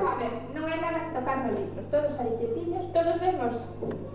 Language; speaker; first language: Spanish; native; Spanish